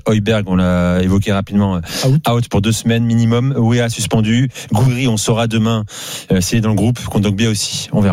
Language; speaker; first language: French; native; French